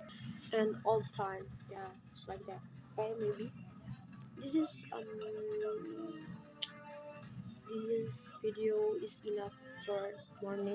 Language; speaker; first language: English; non-native, learner; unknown